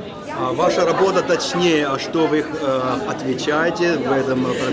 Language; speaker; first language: Russian; non-native, learner; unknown